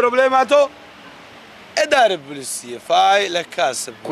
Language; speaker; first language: Italian; non-native, learner; Somali